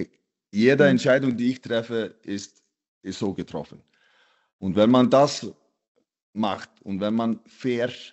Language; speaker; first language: German; non-native, fluent; Icelandic